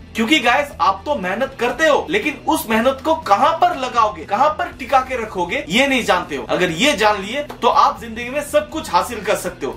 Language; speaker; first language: Hindi; non-native, local second language; Bangla